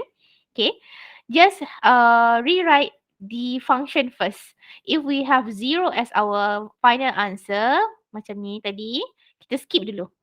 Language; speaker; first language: English; non-native, local second language; Malay